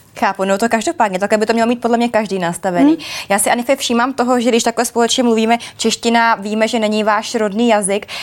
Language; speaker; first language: Czech; native; Czech